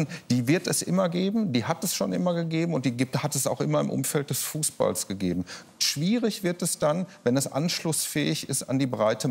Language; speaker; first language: German; native; German